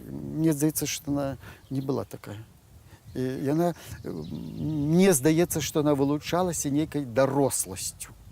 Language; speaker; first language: Belarusian; native; Belarusian